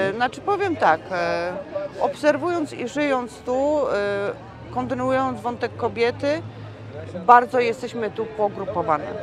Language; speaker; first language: Polish; native; Polish